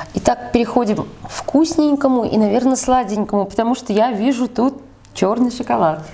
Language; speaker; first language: Russian; native; Russian